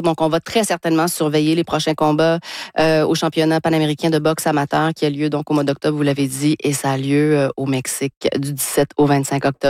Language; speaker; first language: French; native; French